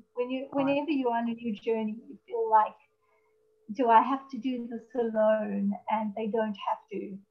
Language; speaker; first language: English; native; English